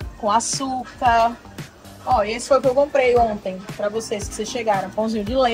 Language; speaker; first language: Portuguese; native; Portuguese